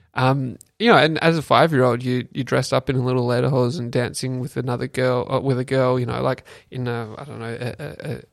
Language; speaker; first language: English; native; English